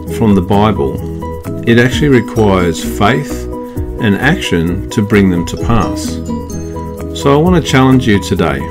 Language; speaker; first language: English; native; English